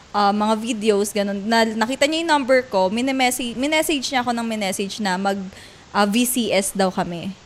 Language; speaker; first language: Filipino; native; Filipino